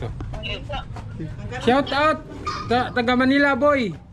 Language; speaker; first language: Filipino; non-native, local second language; Cebuano